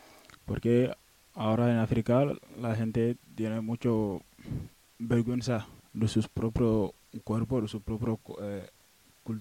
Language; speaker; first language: Spanish; non-native, learner; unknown